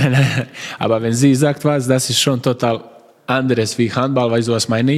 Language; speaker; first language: German; non-native, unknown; Croatian